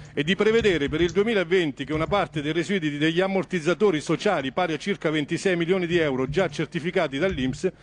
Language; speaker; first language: Italian; native; Italian